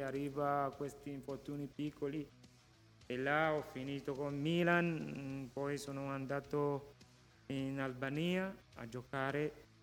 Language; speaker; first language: Italian; non-native, local second language; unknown